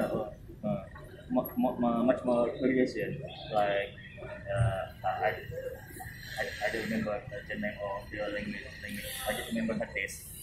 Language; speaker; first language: English; non-native, learner; Indonesian